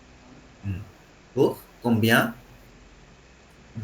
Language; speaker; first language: French; non-native, fluent; Hindi